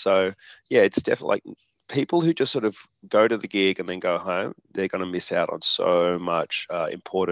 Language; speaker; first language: English; native; English